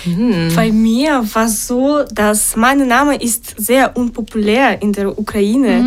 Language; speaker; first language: German; non-native, learner; Ukrainian